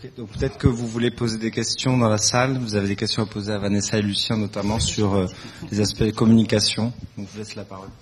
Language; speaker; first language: French; native; French